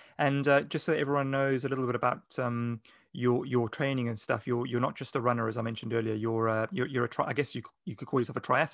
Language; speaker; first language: English; native; English